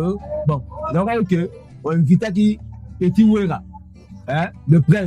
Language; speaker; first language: French; non-native, local second language; Lingala